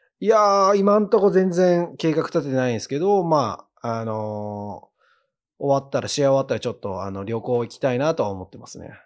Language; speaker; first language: Japanese; native; Japanese